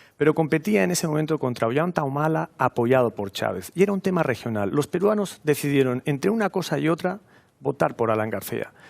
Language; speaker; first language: Spanish; native; Spanish